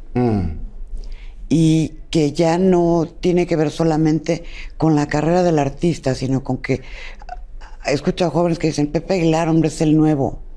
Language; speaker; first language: Spanish; native; Spanish